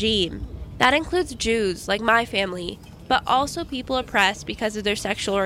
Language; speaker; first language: English; native; English